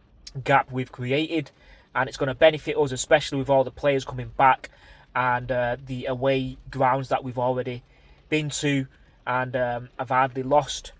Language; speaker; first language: English; native; English